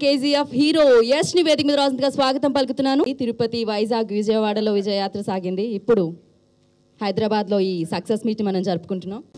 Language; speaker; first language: Telugu; native; Telugu